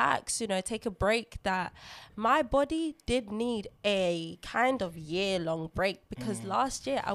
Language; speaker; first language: English; non-native, local second language; Lingala